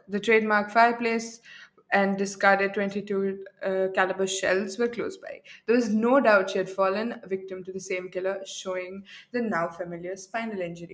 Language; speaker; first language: English; non-native, local second language; Arabic